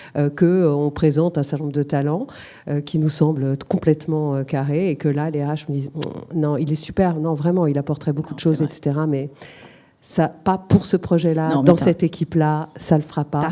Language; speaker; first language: French; native; French